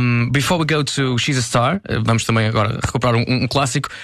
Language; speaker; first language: Portuguese; native; Portuguese